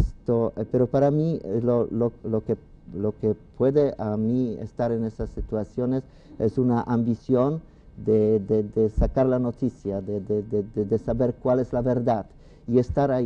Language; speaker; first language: Spanish; non-native, fluent; Polish